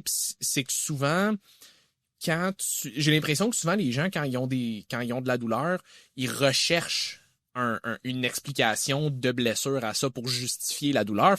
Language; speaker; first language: French; native; French